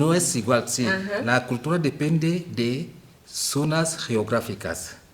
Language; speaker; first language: Spanish; non-native, fluent; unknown